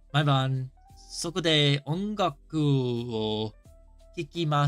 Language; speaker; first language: Japanese; non-native, learner; English